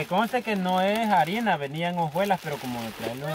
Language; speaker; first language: Spanish; native; Spanish